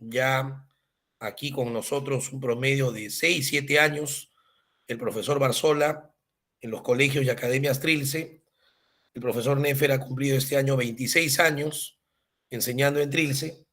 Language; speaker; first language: Spanish; native; Spanish